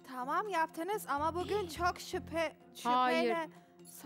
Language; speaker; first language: Turkish; non-native, learner; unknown